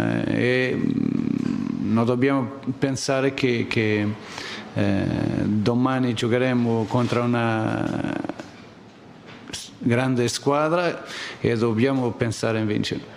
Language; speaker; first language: Italian; non-native, learner; Portuguese